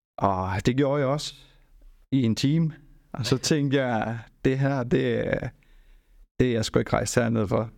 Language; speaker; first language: Danish; native; Danish